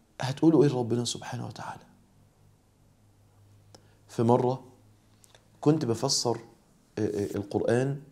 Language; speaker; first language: Arabic; native; Arabic